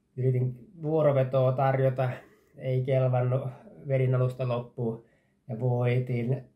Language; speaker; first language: Finnish; native; Finnish